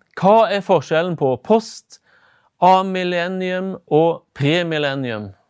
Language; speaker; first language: Norwegian; native; Norwegian